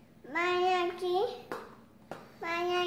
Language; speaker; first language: Spanish; early bilingual, other home language; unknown